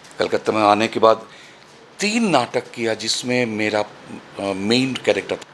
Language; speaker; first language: Hindi; non-native, local second language; Bangla